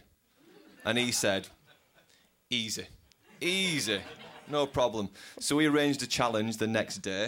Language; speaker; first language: English; native; English